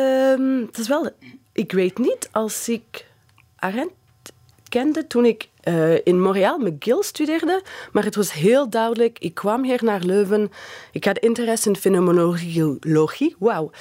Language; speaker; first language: Dutch; non-native, fluent; English